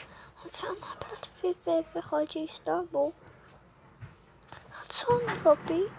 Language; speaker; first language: Polish; early bilingual, heritage; Polish